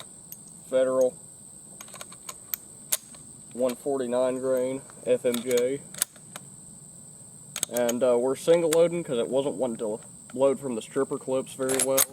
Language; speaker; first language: English; native; English